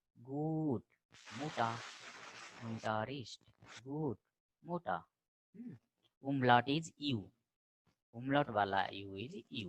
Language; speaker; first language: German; non-native, fluent; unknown